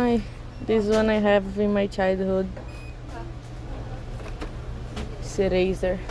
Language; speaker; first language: English; non-native, learner; Portuguese